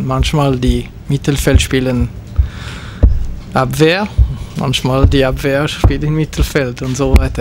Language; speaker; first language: German; non-native, local second language; French